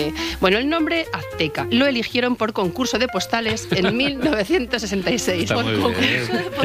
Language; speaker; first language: Spanish; native; Spanish